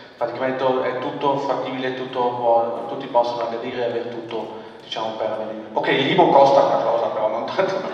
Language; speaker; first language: Italian; non-native, local second language; German